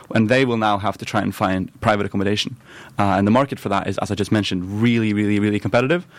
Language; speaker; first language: English; non-native, fluent; Norwegian